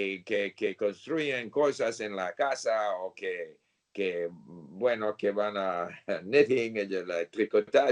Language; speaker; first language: Spanish; non-native, fluent; English